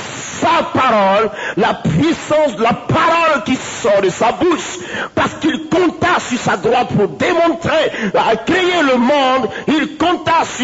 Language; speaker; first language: French; native; French